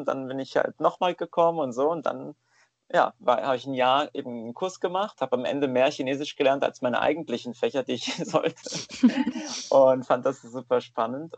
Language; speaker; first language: German; native; German